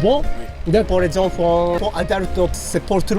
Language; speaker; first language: French; non-native, learner; Japanese